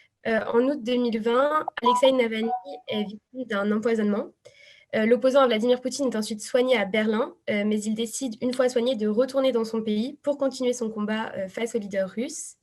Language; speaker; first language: French; native; French